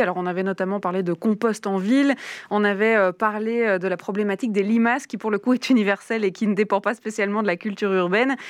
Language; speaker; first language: French; native; French